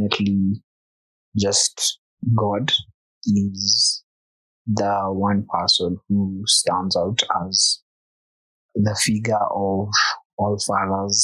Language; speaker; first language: English; non-native, local second language; Swahili